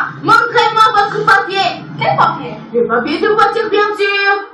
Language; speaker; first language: French; non-native, learner; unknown